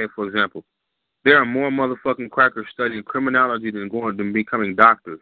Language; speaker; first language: English; native; English